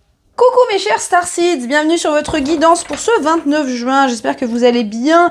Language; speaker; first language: French; native; French